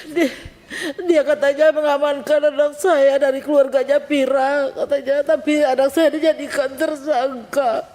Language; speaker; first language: Indonesian; non-native, local second language; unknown